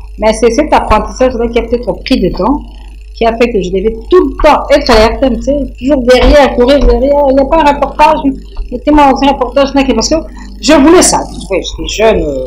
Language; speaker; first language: French; non-native, local second language; Lingala